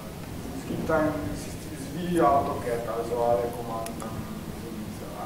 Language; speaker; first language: German; non-native, fluent; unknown